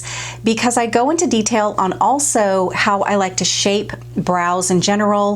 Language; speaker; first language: English; native; English